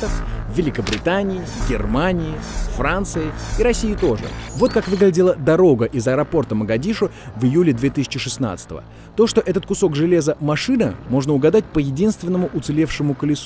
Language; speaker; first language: Russian; native; Russian